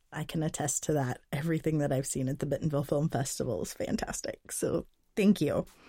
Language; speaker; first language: English; native; English